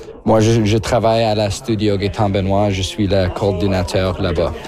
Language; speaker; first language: French; non-native, local second language; English